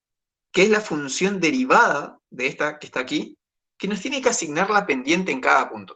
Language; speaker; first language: Spanish; native; Spanish